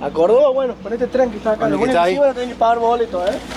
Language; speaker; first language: Spanish; native; Spanish